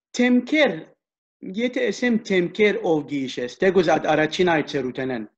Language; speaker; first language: Armenian; early bilingual, heritage; Armenian